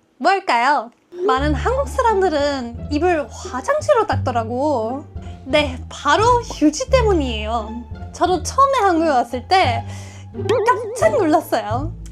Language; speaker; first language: Korean; non-native, fluent; German